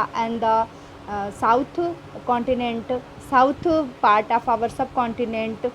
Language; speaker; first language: English; non-native, local second language; Hindi